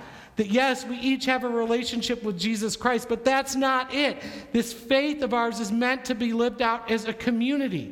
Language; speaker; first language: English; native; English